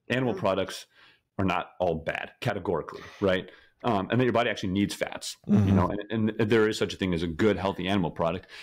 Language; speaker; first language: English; native; English